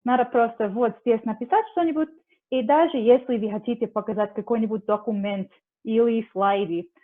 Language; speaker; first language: Russian; non-native, learner; English